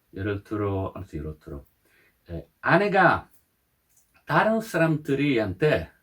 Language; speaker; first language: Korean; non-native, fluent; Italian